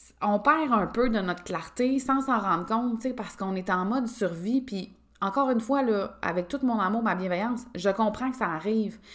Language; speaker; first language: French; native; French